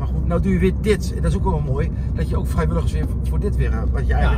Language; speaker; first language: Dutch; native; Dutch